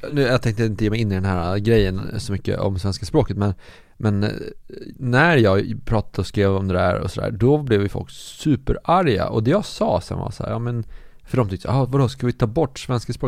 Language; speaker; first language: Swedish; native; Swedish